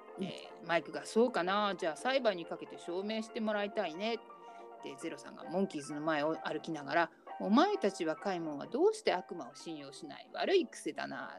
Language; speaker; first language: Japanese; native; Japanese